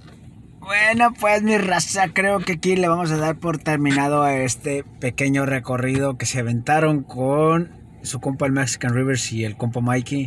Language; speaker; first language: Spanish; native; Spanish